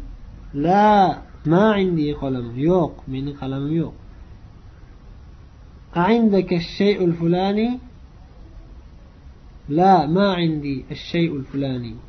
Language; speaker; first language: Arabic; non-native, fluent; Uzbek